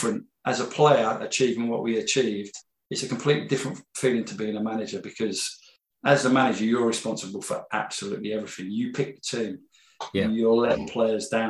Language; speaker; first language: English; native; English